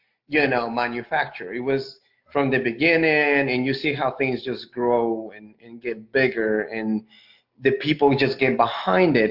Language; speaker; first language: English; non-native, fluent; Spanish